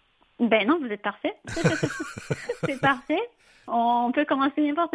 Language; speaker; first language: French; native; French